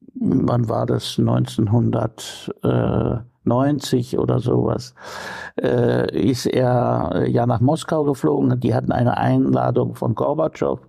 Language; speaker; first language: German; native; German